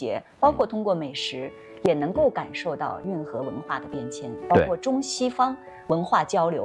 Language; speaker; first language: Chinese; native; Chinese